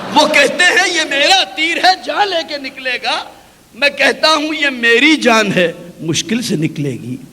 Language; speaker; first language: Urdu; native; Urdu